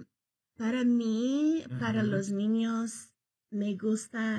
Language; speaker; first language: Spanish; early bilingual, heritage; Spanish